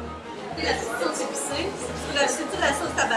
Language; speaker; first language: French; native; French